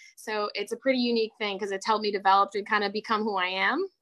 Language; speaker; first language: English; native; English